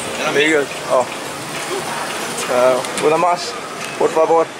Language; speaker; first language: Spanish; non-native, learner; English